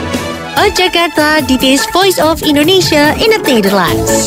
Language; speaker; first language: Dutch; non-native, fluent; Indonesian